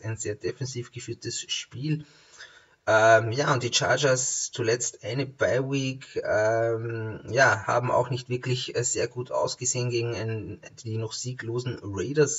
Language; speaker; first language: German; native; German